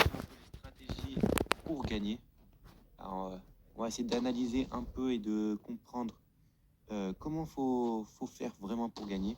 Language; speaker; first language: French; native; French